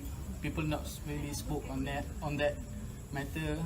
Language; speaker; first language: English; non-native, local second language; Malay